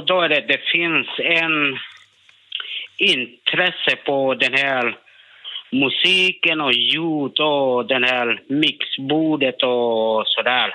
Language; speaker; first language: Swedish; non-native, learner; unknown